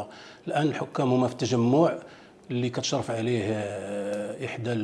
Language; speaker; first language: Arabic; native; Arabic